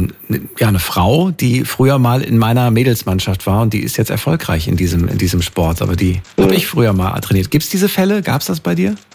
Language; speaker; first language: German; native; German